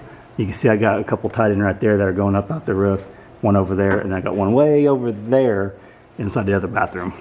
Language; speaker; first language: English; native; English